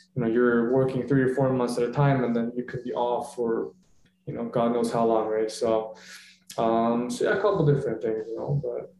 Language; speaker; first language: English; early bilingual, other home language; Korean